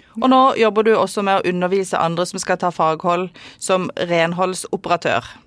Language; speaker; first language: Norwegian; native; Norwegian